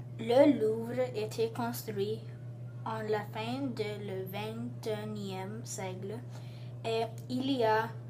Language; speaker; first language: French; non-native, learner; English